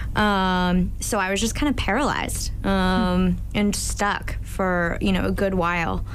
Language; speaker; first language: English; native; English